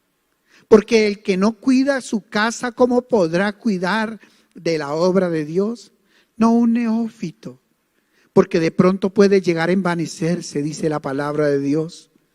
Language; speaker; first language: Spanish; native; Spanish